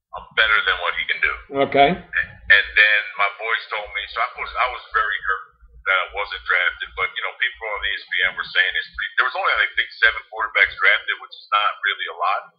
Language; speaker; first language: English; native; English